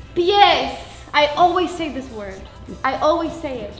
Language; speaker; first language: English; native; English